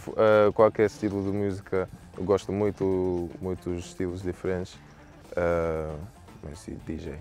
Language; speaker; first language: Portuguese; non-native, learner; English